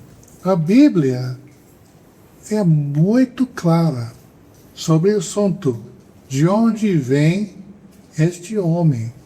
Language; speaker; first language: Portuguese; non-native, fluent; English